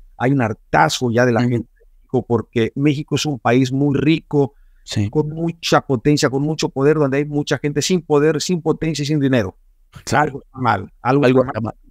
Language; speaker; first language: Spanish; native; Spanish